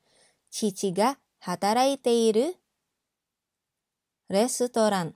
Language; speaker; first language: Japanese; non-native, fluent; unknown